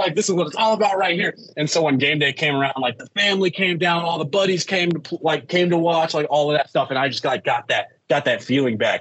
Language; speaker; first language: English; native; English